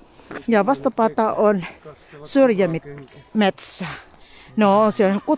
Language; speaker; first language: Finnish; non-native, learner; Filipino